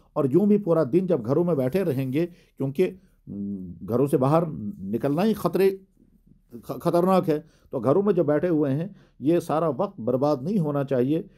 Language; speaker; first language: Urdu; non-native, local second language; Kashmiri